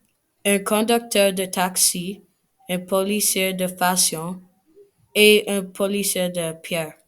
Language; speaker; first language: French; non-native, learner; English